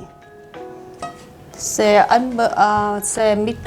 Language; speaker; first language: French; non-native, learner; Vietnamese